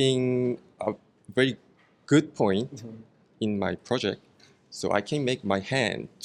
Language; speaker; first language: English; non-native, learner; Korean